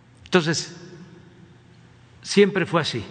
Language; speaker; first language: Spanish; native; Spanish